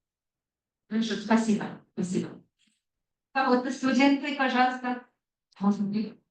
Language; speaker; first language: Russian; non-native, fluent; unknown